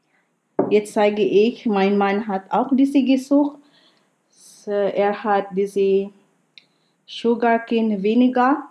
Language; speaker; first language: German; non-native, learner; Filipino